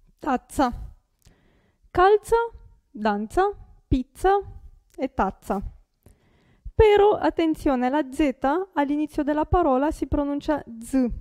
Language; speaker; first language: Italian; non-native, fluent; Romanian